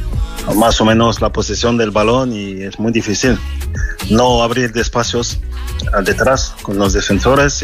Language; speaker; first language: Spanish; non-native, fluent; French